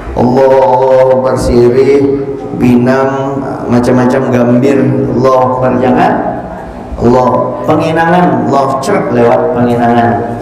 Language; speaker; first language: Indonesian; non-native, local second language; Banjar